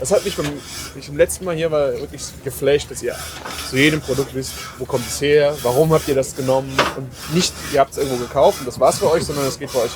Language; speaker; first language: German; native; German